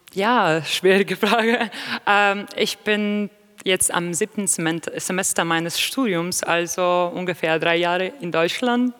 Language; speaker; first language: German; non-native, fluent; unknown